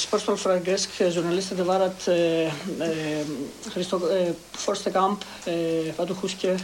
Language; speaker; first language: Norwegian; non-native, learner; Greek